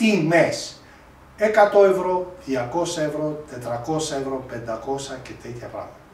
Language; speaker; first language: Greek; non-native, fluent; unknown